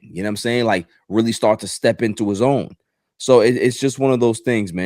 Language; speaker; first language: English; native; English